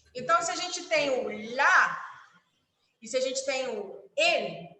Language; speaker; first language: Portuguese; native; Portuguese